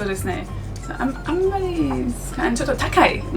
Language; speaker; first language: Japanese; non-native, learner; English